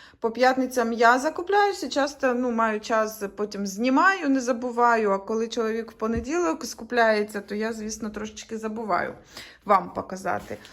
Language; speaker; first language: Ukrainian; native; Ukrainian